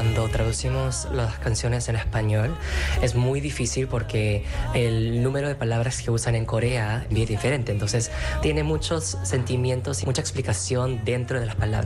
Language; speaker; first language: Spanish; non-native, fluent; Korean